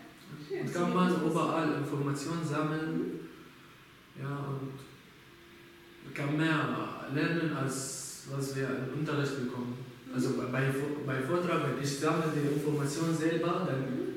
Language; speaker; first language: German; non-native, learner; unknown